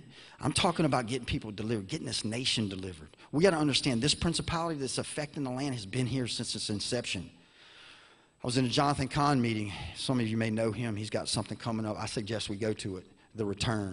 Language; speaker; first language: English; native; English